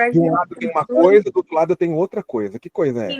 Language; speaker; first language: Portuguese; native; Portuguese